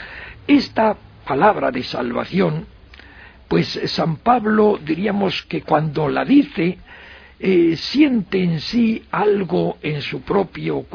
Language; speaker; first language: Spanish; native; Spanish